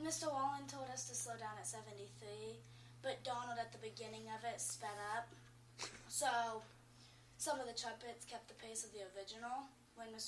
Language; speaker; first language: English; native; English